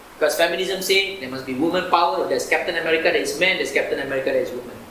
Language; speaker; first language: English; non-native, local second language; Malay